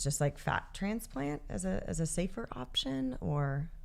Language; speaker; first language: English; native; English